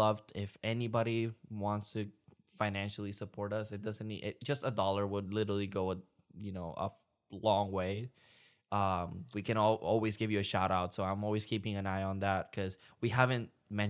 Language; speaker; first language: English; non-native, fluent; Spanish